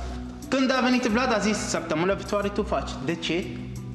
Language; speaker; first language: Romanian; non-native, learner; Arabic